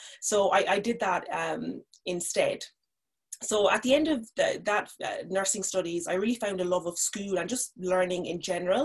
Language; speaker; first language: English; native; English